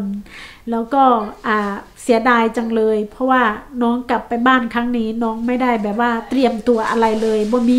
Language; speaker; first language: Thai; non-native, local second language; Lao